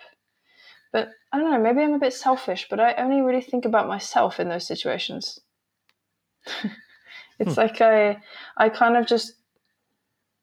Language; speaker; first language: English; native; English